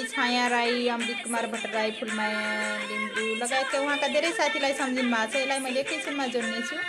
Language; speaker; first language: Nepali; native; Nepali